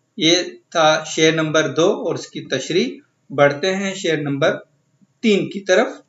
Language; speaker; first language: Urdu; native; Urdu